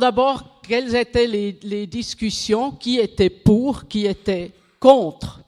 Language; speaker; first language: French; non-native, local second language; German